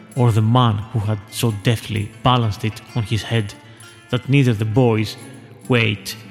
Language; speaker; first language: English; non-native, fluent; Greek